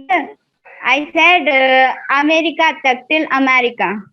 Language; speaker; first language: English; non-native, learner; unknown